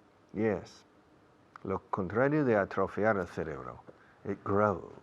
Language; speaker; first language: Spanish; non-native, fluent; English